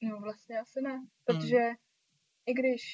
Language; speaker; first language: Czech; early bilingual, heritage; Czech